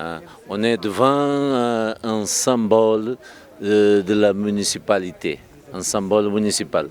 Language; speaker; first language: French; non-native, fluent; Kabuverdianu